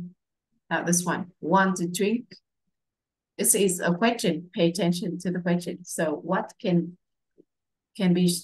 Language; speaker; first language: English; non-native, fluent; Vietnamese